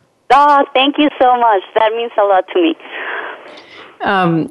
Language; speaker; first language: English; non-native, fluent; Spanish